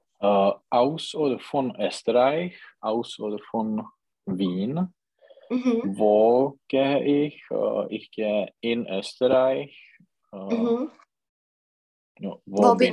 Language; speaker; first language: German; non-native, learner; Czech